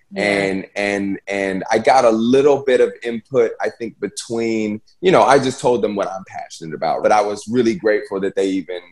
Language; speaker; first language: English; native; English